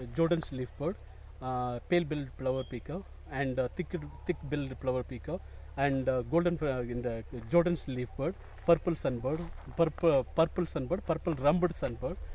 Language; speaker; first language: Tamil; non-native, local second language; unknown